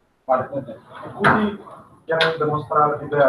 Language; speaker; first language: Spanish; non-native, learner; English